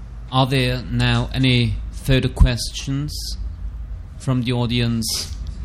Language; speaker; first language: English; non-native, fluent; German